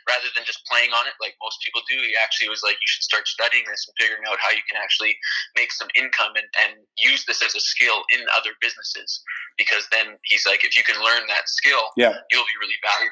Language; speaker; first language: English; native; English